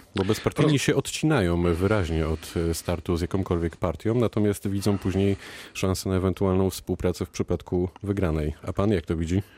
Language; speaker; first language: Polish; native; Polish